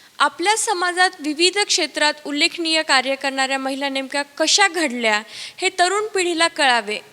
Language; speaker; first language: Marathi; native; Marathi